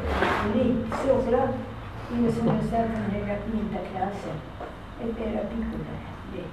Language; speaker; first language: Italian; non-native, learner; Albanian